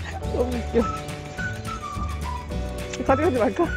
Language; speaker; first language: Korean; native; Korean